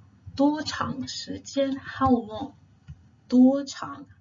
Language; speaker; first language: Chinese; non-native, fluent; English